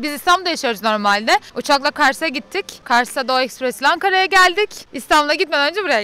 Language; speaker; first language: Turkish; native; Turkish